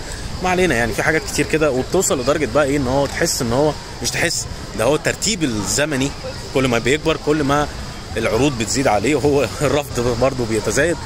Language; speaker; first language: Arabic; native; Arabic